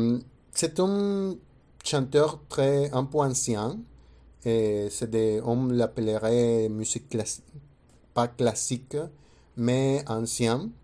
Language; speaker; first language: French; non-native, fluent; Spanish